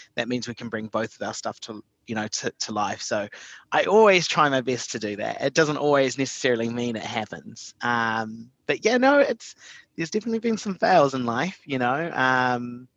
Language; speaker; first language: English; native; English